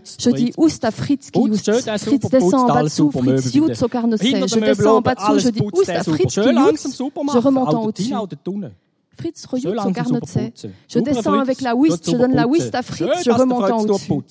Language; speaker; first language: French; native; French